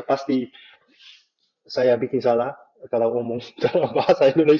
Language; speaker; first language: Indonesian; non-native, fluent; Dutch